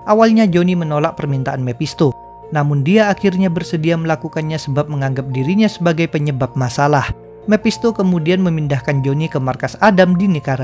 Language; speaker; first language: Indonesian; native; Indonesian